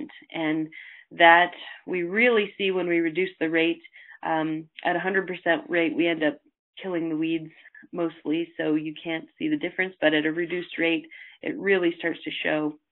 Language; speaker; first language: English; native; English